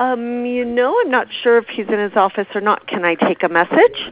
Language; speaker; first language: English; native; English